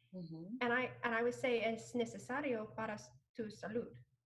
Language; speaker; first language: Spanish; non-native, learner; English